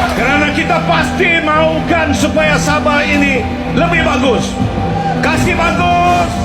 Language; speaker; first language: Malay; native; Malay